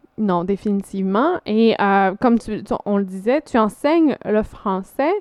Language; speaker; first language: French; native; French